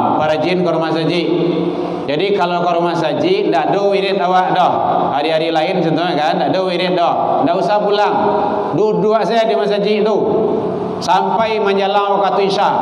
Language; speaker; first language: Malay; non-native, local second language; Minangkabau